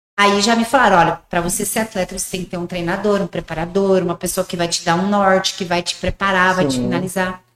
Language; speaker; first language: Portuguese; early bilingual, heritage; Portuguese